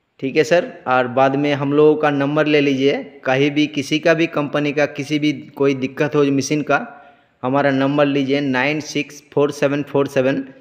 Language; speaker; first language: Hindi; non-native, local second language; Bangla